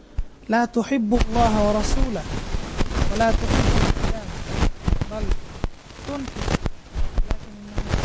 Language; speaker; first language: Arabic; non-native, learner; Bangla